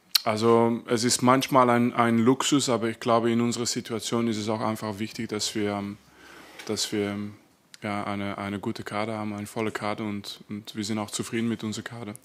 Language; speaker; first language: German; non-native, fluent; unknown